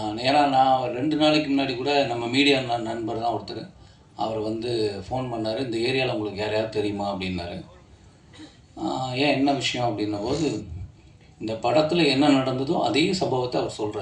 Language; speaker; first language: Tamil; native; Tamil